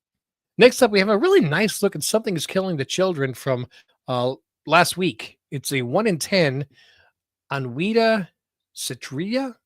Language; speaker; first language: English; native; English